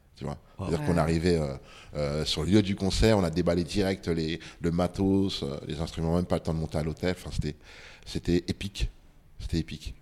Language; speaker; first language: French; early bilingual, other home language; Bambara